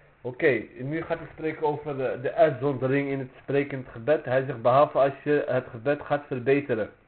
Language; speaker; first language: Dutch; early bilingual, other home language; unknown